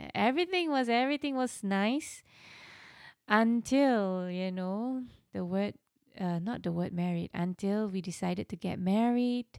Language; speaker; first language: English; non-native, local second language; Malay